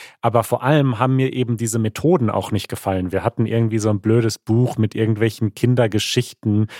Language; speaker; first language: German; native; German